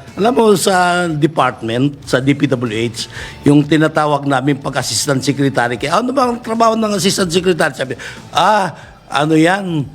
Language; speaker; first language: Filipino; non-native, local second language; Waray